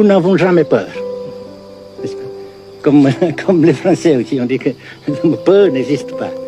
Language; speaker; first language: French; non-native, local second language; Vietnamese